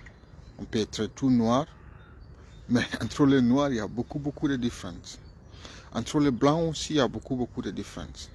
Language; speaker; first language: French; non-native, fluent; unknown